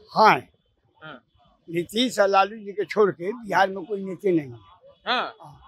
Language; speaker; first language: Hindi; native; Hindi